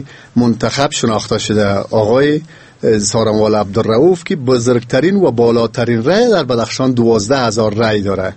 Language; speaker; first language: Persian; native; Persian